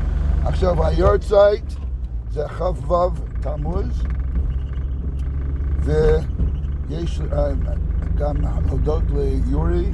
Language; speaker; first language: Hebrew; non-native, fluent; English